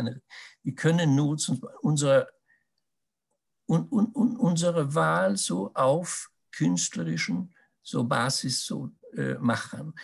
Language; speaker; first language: German; non-native, fluent; Swedish